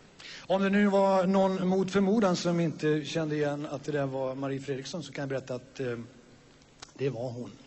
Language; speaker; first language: Swedish; native; Swedish